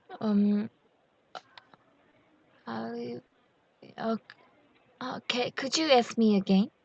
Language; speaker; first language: English; non-native, learner; Korean